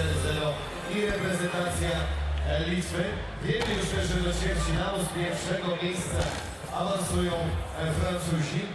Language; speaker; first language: Polish; native; Polish